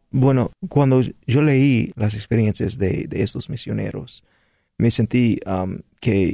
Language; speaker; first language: Spanish; non-native, fluent; English